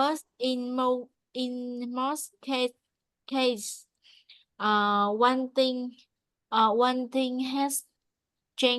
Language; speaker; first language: English; non-native, learner; Vietnamese